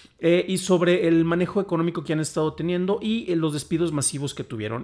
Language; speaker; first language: Spanish; native; Spanish